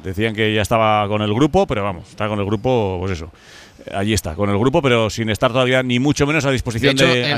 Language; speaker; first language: Spanish; native; Spanish